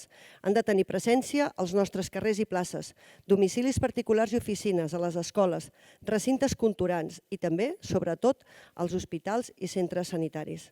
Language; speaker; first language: Catalan; native; Catalan